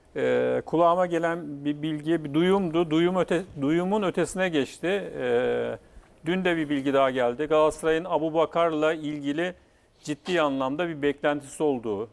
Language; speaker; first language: Turkish; native; Turkish